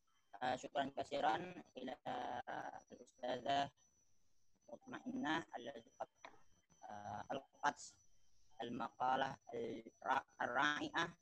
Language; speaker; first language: Arabic; non-native, learner; Indonesian